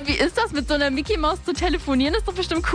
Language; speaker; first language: German; native; German